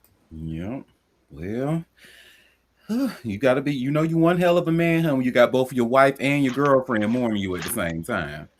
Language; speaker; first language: English; native; English